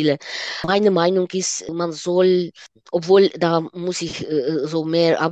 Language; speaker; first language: German; non-native, fluent; Ukrainian